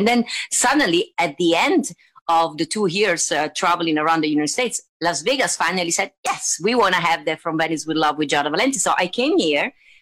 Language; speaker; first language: English; non-native, fluent; Italian